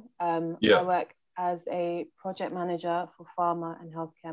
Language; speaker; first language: English; native; English